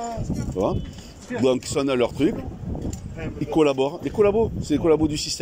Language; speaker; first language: French; native; French